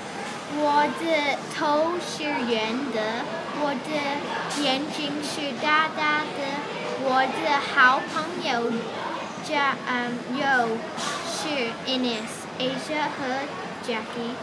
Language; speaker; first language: Chinese; non-native, learner; English